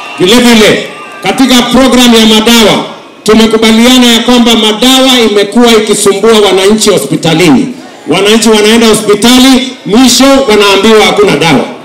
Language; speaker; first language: Swahili; non-native, local second language; Kalenjin